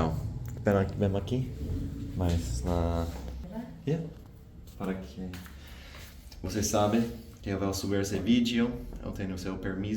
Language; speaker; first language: Portuguese; non-native, learner; English